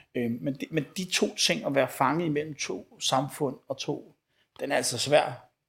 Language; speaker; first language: Danish; early bilingual, other home language; Arabic